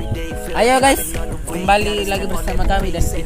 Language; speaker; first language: Indonesian; non-native, local second language; Buginese